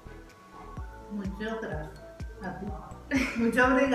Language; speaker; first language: Portuguese; non-native, learner; Spanish